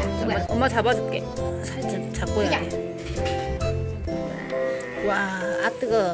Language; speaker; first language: Korean; native; Korean